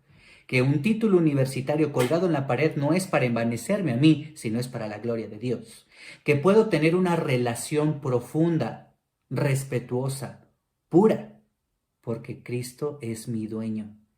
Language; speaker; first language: Spanish; native; Spanish